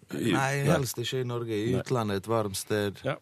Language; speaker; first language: Norwegian; early bilingual, other home language; Bosnian